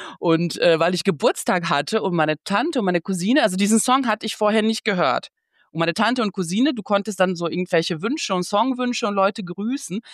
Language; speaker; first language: German; early bilingual, other home language; Bosnian